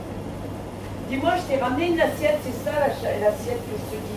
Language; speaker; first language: French; native; French